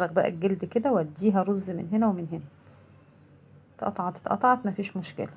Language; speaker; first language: Arabic; native; Arabic